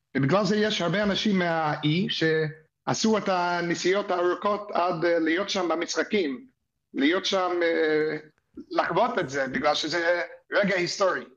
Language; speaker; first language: Hebrew; non-native, fluent; English